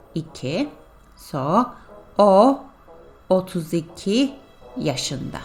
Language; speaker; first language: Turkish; non-native, fluent; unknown